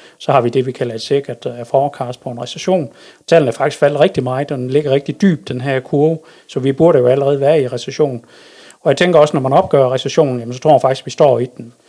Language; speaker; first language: Danish; native; Danish